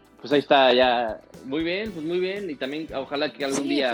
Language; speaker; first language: Spanish; native; Spanish